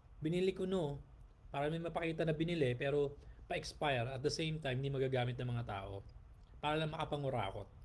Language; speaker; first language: Filipino; native; Filipino